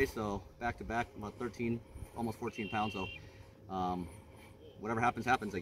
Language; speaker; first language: English; native; English